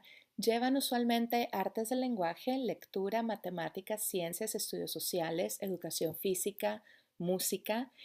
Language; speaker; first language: Spanish; native; Spanish